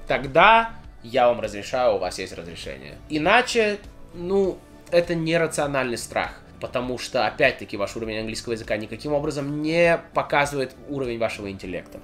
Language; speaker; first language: Russian; native; Russian